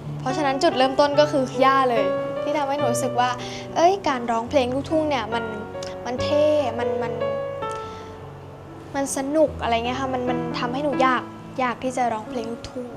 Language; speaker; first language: Thai; native; Thai